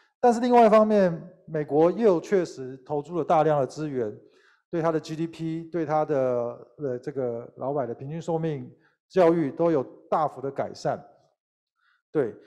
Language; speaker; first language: Chinese; native; Chinese